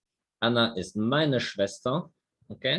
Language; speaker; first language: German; non-native, fluent; Spanish